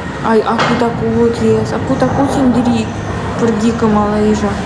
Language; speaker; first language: Indonesian; non-native, learner; Russian